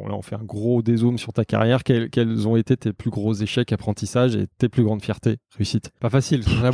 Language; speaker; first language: French; native; French